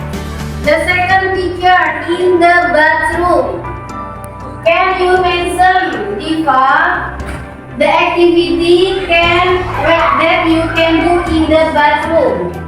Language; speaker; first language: English; non-native, learner; Indonesian